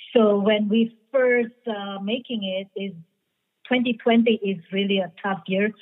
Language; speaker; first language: English; non-native, fluent; Indonesian